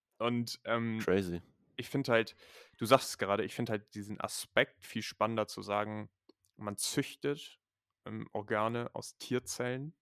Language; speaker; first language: German; native; German